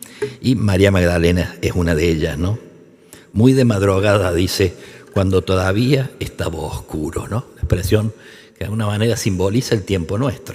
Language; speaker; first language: Spanish; native; Spanish